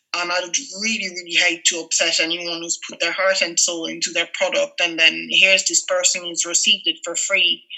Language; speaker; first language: English; non-native, fluent; French